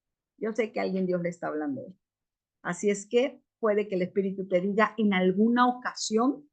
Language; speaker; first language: Spanish; native; Spanish